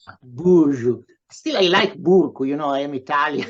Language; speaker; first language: English; non-native, fluent; Italian